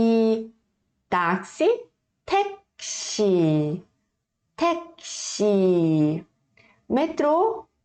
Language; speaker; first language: Korean; early bilingual, heritage; Korean